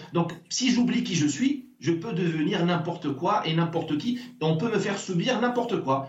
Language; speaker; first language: French; non-native, local second language; Arabic